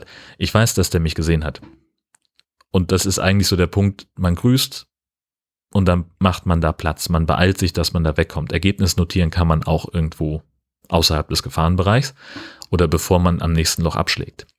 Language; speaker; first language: German; native; German